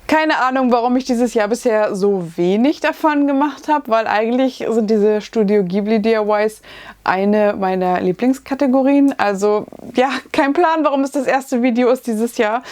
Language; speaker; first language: German; native; German